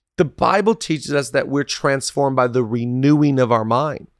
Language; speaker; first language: English; native; English